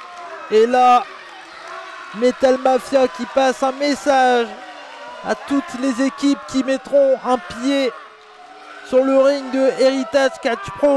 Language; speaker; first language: French; native; French